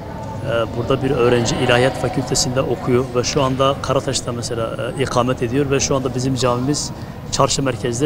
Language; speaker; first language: Turkish; native; Turkish